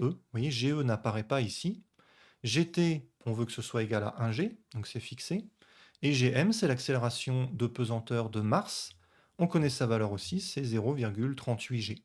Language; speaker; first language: French; native; French